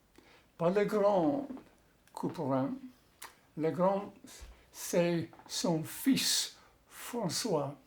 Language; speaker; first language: French; non-native, learner; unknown